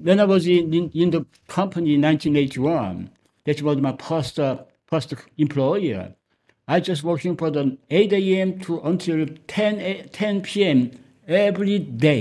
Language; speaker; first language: English; non-native, learner; Korean